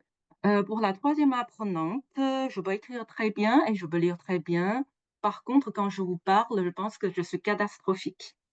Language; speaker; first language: French; non-native, fluent; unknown